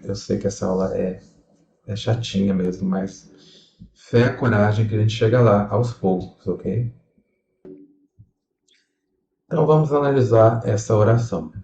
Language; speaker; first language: Portuguese; native; Portuguese